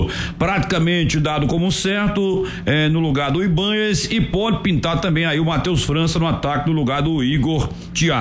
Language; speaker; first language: Portuguese; native; Portuguese